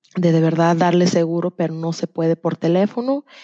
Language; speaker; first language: Spanish; early bilingual, heritage; Spanish